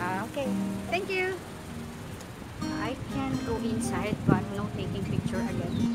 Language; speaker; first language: English; non-native, local second language; Filipino